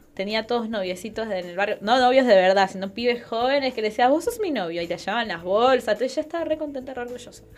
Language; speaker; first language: Spanish; native; Spanish